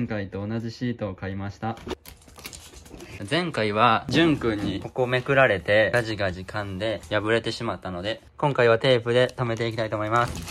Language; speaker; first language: Japanese; native; Japanese